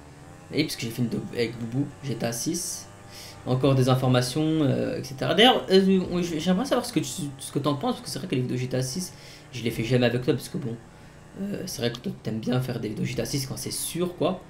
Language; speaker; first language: French; native; French